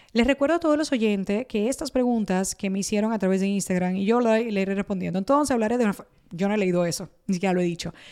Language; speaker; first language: Spanish; early bilingual, other home language; Italian